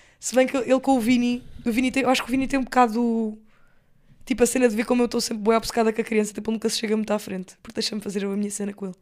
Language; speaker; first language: Portuguese; early bilingual, other home language; English